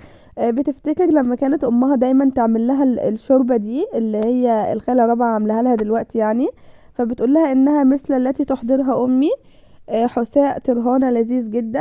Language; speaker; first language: Arabic; native; Arabic